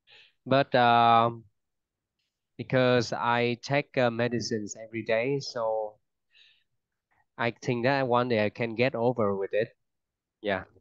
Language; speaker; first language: English; non-native, fluent; Vietnamese